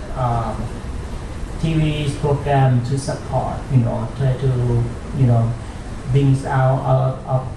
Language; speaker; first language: English; non-native, fluent; Thai